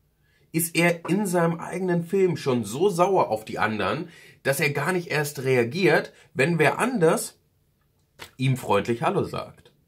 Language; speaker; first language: German; native; German